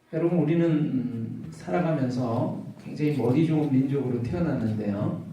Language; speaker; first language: Korean; native; Korean